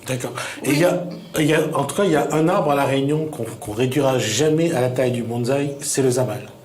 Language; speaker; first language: French; native; French